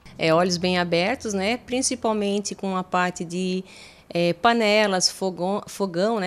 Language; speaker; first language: Portuguese; native; Portuguese